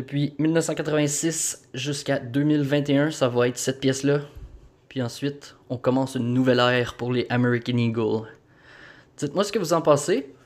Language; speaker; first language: French; native; French